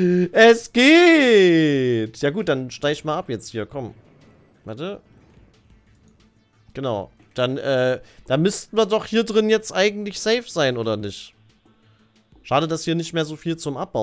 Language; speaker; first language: German; native; German